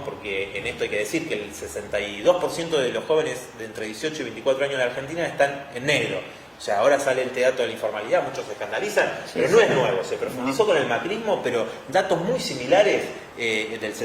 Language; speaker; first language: Spanish; native; Spanish